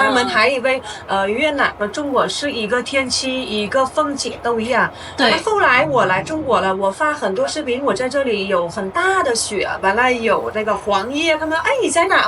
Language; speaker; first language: Chinese; non-native, fluent; Vietnamese